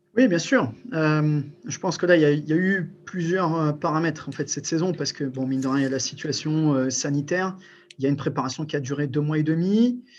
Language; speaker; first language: French; early bilingual, other home language; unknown